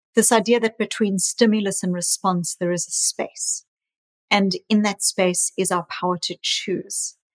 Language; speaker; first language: English; native; English